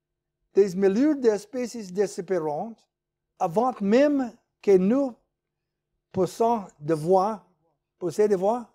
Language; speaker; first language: French; non-native, learner; English